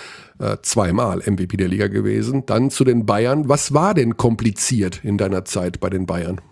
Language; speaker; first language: German; native; German